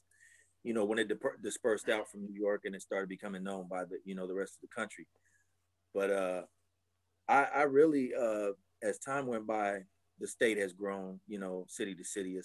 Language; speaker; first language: English; native; English